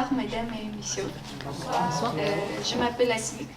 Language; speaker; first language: French; non-native, learner; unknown